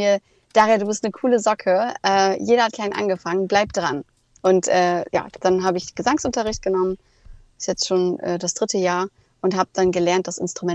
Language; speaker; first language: German; native; German